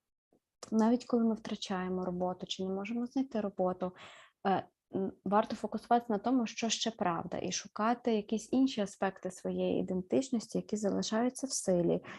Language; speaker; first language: Ukrainian; native; Ukrainian